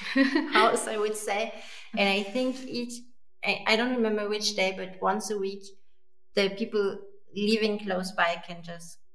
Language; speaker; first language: English; non-native, fluent; French